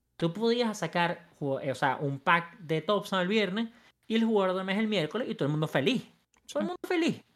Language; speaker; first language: Spanish; native; Spanish